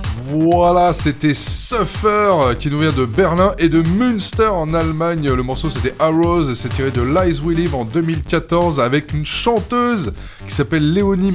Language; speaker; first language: French; native; French